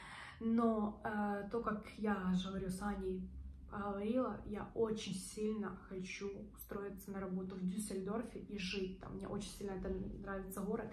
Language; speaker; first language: Russian; native; Russian